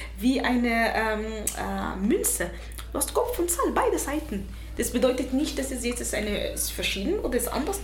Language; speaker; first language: German; non-native, fluent; Arabic